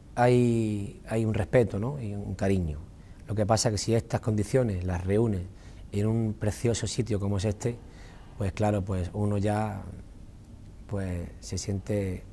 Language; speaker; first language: Spanish; native; Spanish